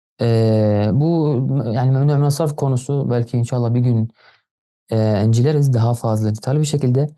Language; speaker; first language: Turkish; non-native, fluent; Arabic